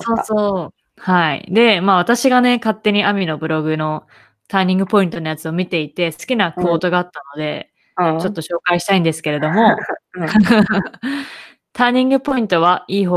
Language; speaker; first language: Japanese; native; Japanese